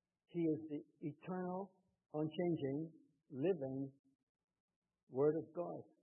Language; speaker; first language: English; native; English